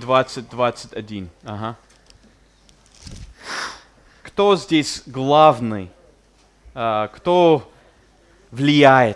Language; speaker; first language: Russian; non-native, fluent; English